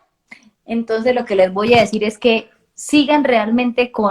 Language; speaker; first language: Spanish; native; Spanish